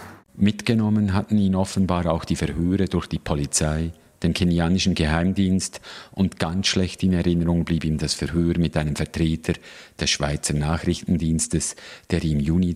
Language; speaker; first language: German; native; German